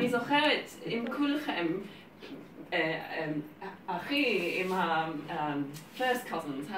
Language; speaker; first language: Hebrew; early bilingual, heritage; Hebrew